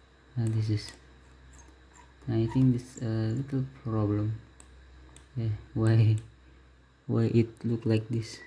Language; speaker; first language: English; non-native, learner; Indonesian